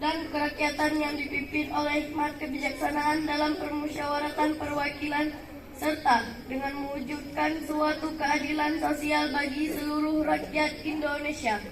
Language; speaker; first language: Indonesian; native; Indonesian